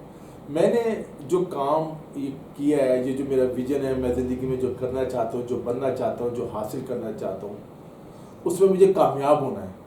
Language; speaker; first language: Urdu; native; Urdu